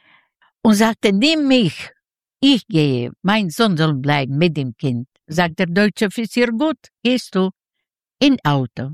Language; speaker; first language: German; early bilingual, other home language; Yiddish